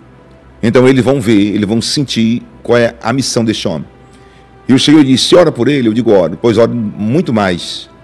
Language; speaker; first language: Portuguese; native; Portuguese